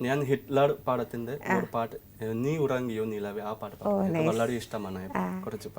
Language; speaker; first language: Malayalam; non-native, learner; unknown